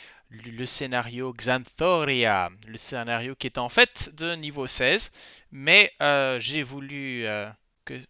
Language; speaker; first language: French; native; French